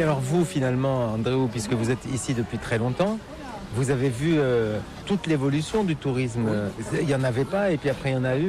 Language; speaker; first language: French; native; French